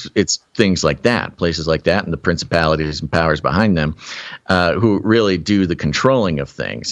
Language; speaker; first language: English; native; English